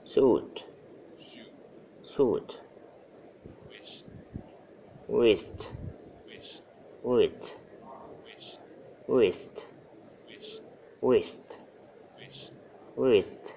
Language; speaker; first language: English; non-native, learner; Vietnamese